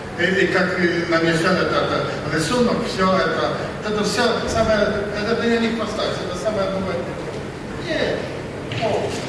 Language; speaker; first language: Russian; non-native, learner; Polish